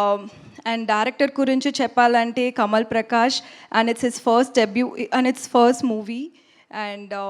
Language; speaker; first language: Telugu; non-native, learner; Tamil